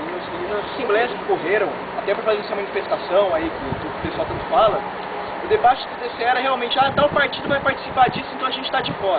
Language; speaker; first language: Portuguese; native; Portuguese